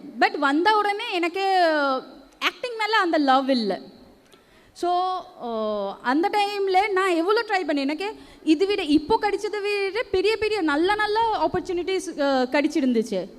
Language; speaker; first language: Tamil; non-native, local second language; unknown